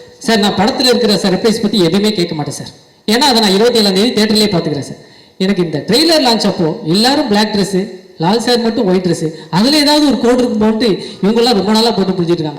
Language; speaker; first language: Tamil; native; Tamil